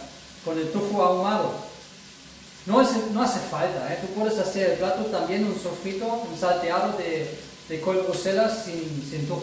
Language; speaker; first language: Spanish; non-native, fluent; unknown